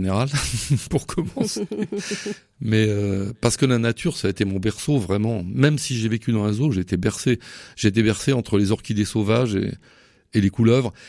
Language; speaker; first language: French; native; French